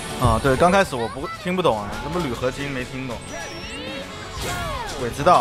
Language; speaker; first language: Chinese; native; Chinese